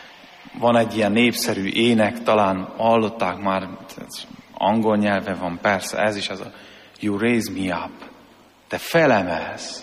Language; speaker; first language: Hungarian; native; Hungarian